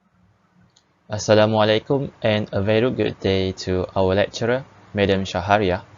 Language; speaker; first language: English; non-native, local second language; Malay